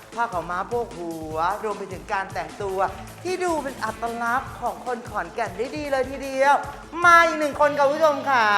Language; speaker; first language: Thai; native; Thai